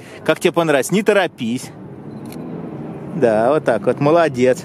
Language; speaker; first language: Russian; native; Russian